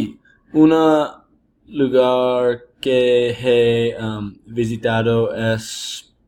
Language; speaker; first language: Spanish; non-native, learner; English